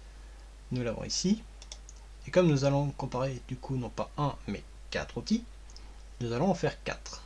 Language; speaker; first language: French; native; French